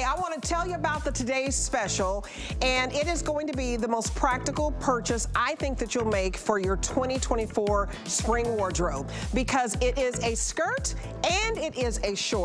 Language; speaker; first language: English; native; English